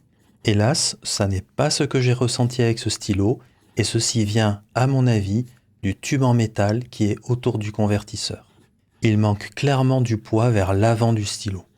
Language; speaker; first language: French; native; French